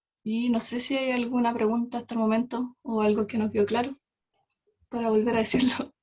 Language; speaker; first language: Spanish; native; Spanish